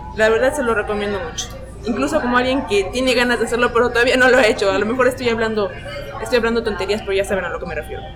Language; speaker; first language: Spanish; native; Spanish